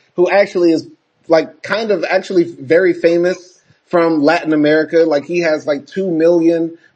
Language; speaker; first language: English; native; English